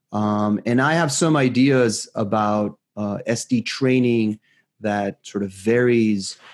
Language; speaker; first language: English; non-native, fluent; Hebrew